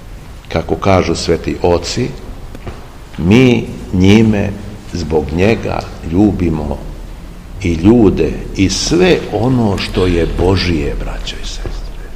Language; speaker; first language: Serbian; native; Serbian